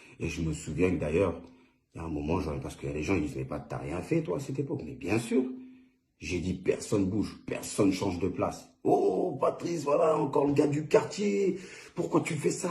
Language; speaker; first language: French; early bilingual, other home language; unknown